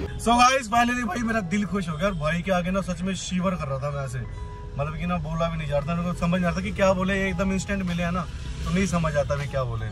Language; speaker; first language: Hindi; native; Hindi